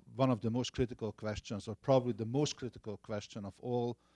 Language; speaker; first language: English; non-native, fluent; Hungarian